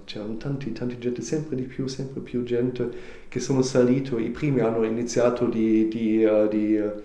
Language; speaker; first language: Italian; non-native, learner; German